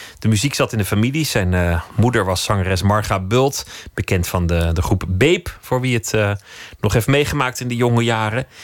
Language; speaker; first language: Dutch; native; Dutch